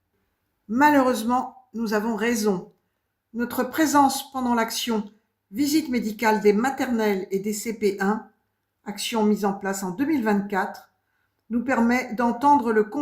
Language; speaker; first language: French; native; French